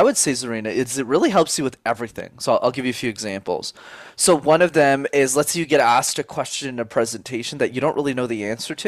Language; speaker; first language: English; native; English